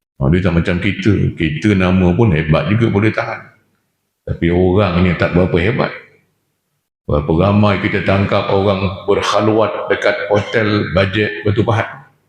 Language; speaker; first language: Malay; native; Malay